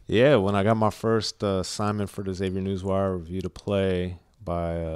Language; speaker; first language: English; native; English